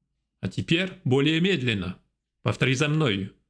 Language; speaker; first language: Russian; non-native, fluent; French